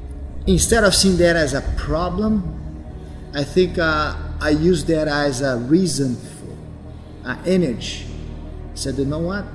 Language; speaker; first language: English; non-native, fluent; Portuguese